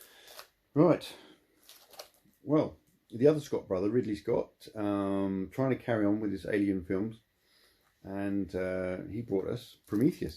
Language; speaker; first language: English; native; English